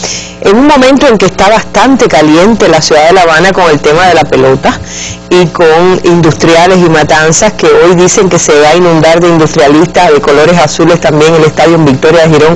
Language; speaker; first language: Spanish; native; Spanish